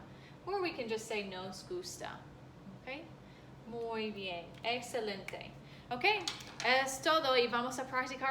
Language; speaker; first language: Spanish; non-native, fluent; English